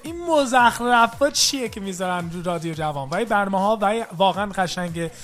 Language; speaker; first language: Persian; early bilingual, heritage; Persian